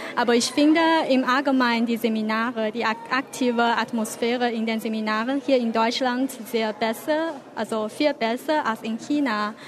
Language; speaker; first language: German; non-native, fluent; Chinese